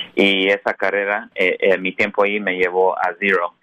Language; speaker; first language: Spanish; early bilingual, heritage; Spanish